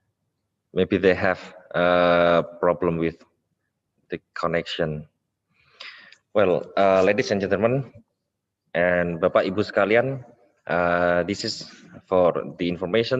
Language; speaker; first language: English; non-native, local second language; Indonesian